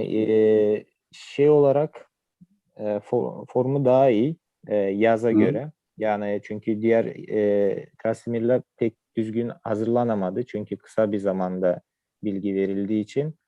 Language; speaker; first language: Turkish; non-native, fluent; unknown